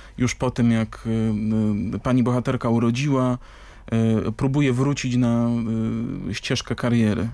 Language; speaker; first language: Polish; native; Polish